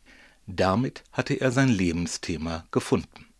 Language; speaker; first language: German; native; German